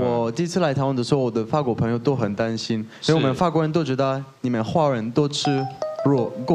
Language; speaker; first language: Chinese; non-native, fluent; French